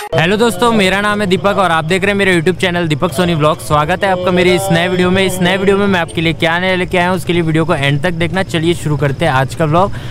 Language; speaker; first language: Hindi; native; Hindi